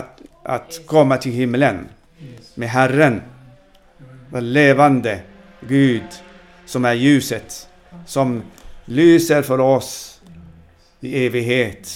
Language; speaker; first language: Swedish; non-native, fluent; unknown